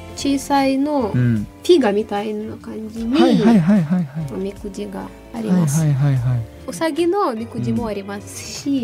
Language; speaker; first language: Japanese; non-native, fluent; Ukrainian